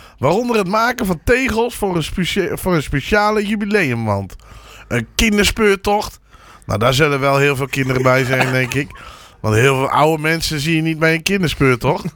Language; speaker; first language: Dutch; native; Dutch